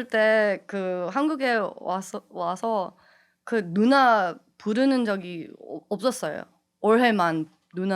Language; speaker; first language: Korean; early bilingual, heritage; English